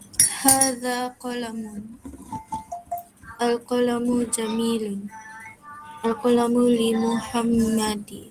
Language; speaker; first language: Arabic; non-native, learner; Malay